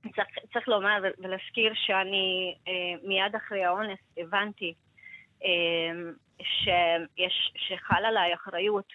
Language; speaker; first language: Hebrew; non-native, fluent; Hungarian